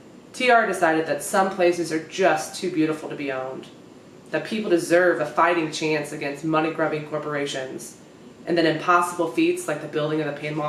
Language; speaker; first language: English; native; English